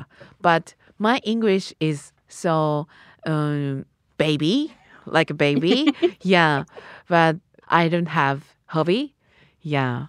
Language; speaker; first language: English; non-native, learner; Japanese